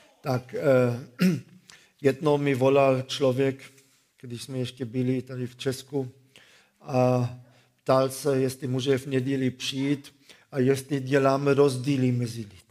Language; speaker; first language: Czech; non-native, fluent; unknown